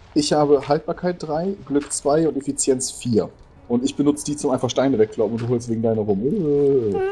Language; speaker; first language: German; native; German